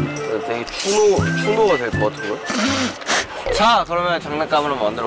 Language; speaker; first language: Korean; native; Korean